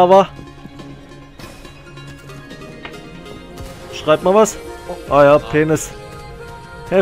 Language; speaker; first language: German; native; German